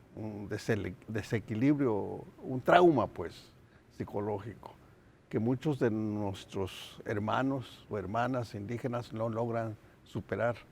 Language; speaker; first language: Spanish; non-native, local second language; Nahuatl languages